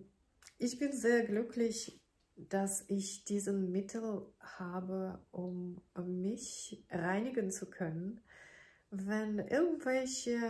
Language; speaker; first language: German; non-native, fluent; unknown